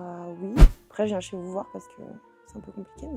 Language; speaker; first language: French; native; French